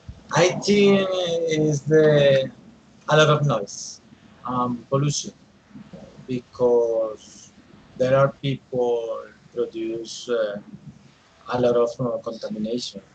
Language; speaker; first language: English; non-native, learner; Spanish